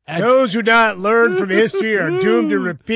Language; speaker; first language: English; native; English